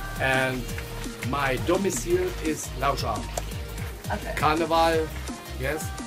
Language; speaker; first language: English; non-native, learner; German